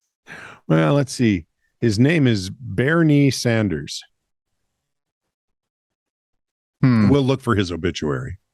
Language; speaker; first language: English; native; English